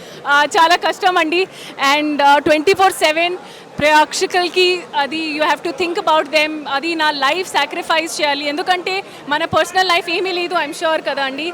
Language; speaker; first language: Telugu; non-native, learner; Hindi